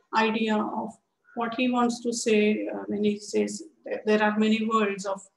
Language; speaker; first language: English; non-native, local second language; Marathi